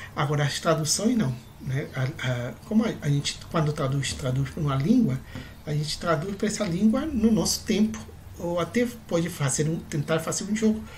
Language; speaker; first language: Portuguese; non-native, fluent; Spanish